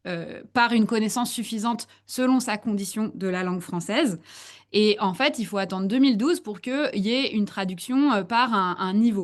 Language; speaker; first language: French; native; French